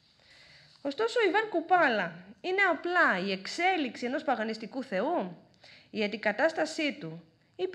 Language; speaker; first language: Greek; native; Greek